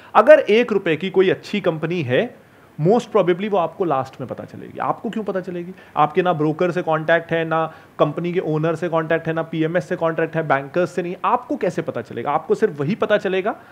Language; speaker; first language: Hindi; native; Hindi